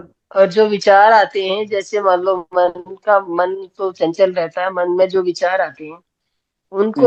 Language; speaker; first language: Hindi; native; Hindi